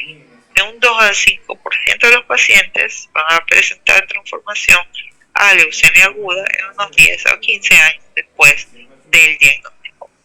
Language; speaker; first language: Spanish; native; Spanish